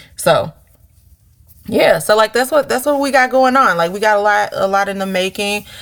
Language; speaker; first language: English; native; English